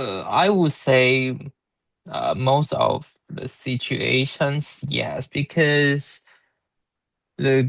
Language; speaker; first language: English; non-native, learner; Chinese